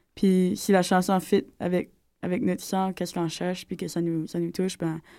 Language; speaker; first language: French; native; French